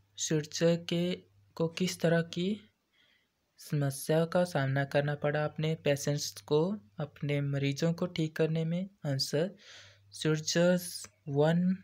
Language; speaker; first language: Hindi; native; Hindi